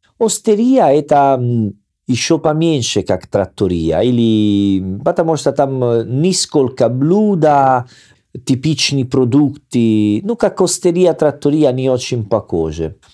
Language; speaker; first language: Russian; non-native, learner; Italian